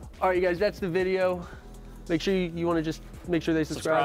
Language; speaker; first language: English; native; English